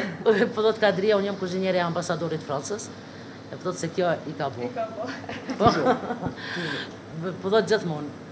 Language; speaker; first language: Albanian; native; Albanian